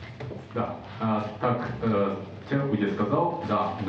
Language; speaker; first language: Russian; non-native, learner; Japanese